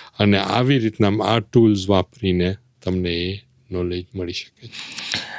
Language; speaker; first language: Gujarati; early bilingual, heritage; Gujarati